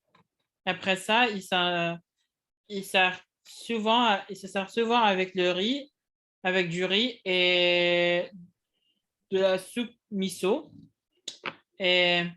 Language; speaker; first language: French; non-native, fluent; Indonesian